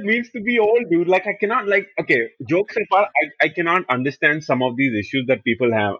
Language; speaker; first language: English; non-native, local second language; Hindi